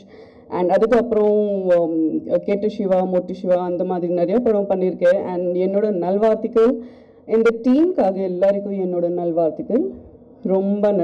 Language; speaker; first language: Tamil; non-native, learner; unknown